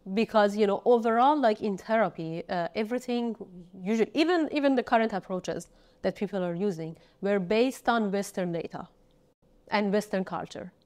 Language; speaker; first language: English; non-native, fluent; Persian